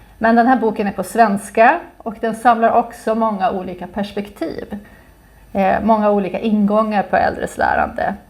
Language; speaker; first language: Swedish; native; Swedish